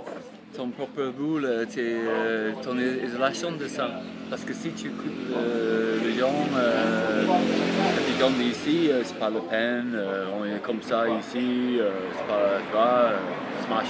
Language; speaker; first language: French; non-native, fluent; English